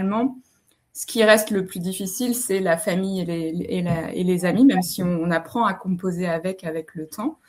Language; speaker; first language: French; native; French